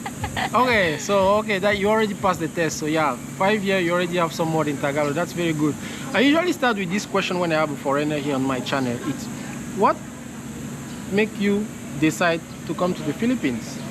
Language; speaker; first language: English; non-native, learner; French